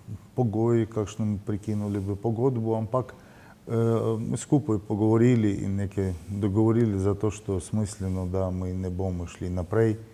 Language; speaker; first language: Slovenian; non-native, learner; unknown